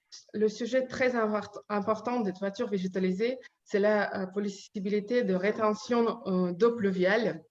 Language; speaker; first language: French; non-native, learner; Ukrainian